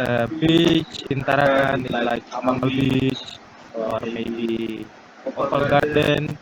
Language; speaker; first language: English; non-native, learner; Indonesian